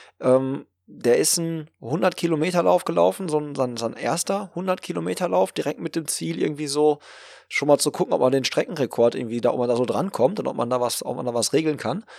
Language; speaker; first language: German; native; German